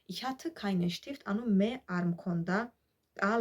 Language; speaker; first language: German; non-native, fluent; Georgian